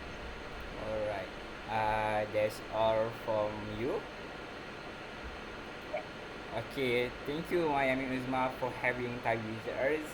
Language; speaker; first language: English; non-native, local second language; Malay